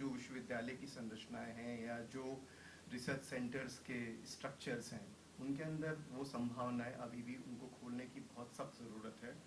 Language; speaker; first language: Hindi; native; Hindi